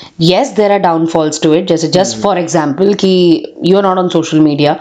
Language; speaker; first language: English; non-native, local second language; Hindi